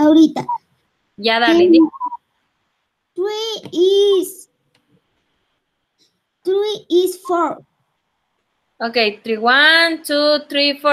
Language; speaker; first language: English; non-native, learner; Spanish